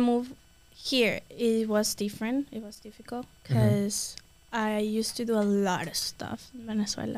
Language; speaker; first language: English; non-native, fluent; Spanish